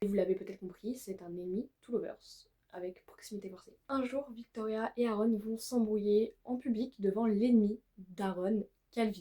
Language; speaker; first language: French; native; French